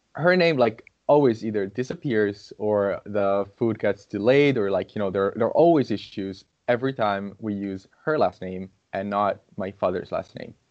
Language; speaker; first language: English; non-native, fluent; Portuguese